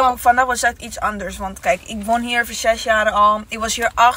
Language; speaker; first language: Dutch; non-native, learner; Italian